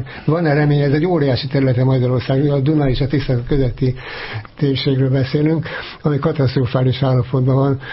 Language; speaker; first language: Hungarian; native; Hungarian